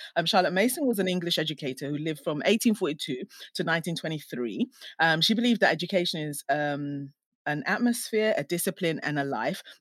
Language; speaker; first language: English; non-native, local second language; Akan